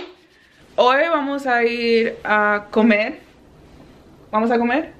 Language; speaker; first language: Spanish; early bilingual, heritage; Spanish